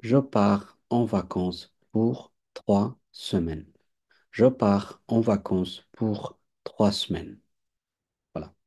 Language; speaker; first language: French; non-native, fluent; Bangla